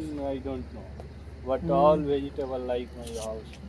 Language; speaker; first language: English; non-native, learner; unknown